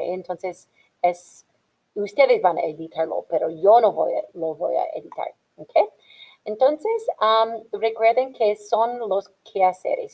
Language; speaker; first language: Spanish; non-native, fluent; English